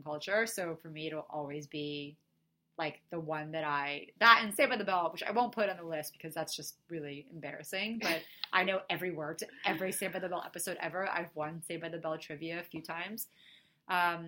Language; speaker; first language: English; early bilingual, other home language; Portuguese